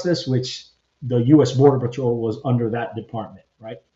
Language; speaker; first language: English; early bilingual, other home language; Spanish